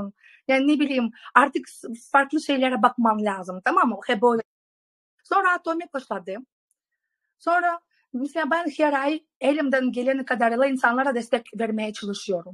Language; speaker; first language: Turkish; non-native, fluent; Russian